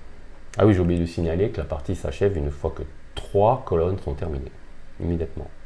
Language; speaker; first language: French; native; French